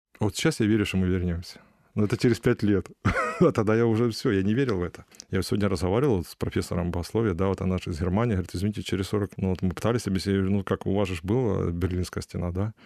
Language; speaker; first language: Ukrainian; non-native, local second language; Russian